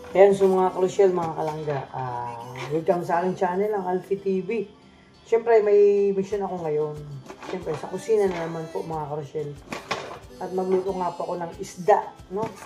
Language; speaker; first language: Filipino; non-native, local second language; Cebuano